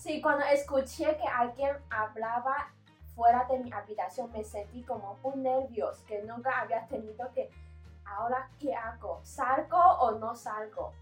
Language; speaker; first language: Spanish; non-native, learner; Chinese